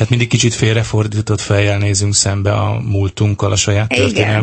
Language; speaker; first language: Hungarian; native; Hungarian